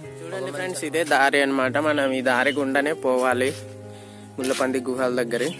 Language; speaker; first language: Telugu; non-native, local second language; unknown